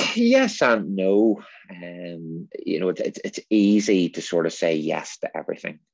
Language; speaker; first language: English; native; English